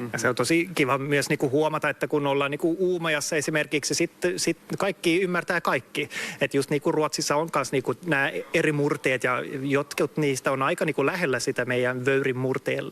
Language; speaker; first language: Finnish; non-native, local second language; Swedish